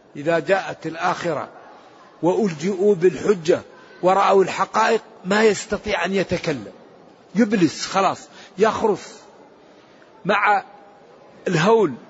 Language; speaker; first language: Arabic; native; Arabic